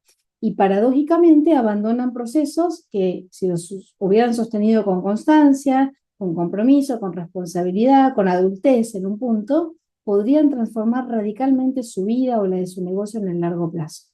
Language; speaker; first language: Spanish; native; Spanish